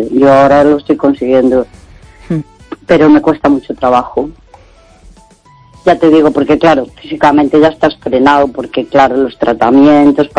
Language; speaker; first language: Spanish; native; Spanish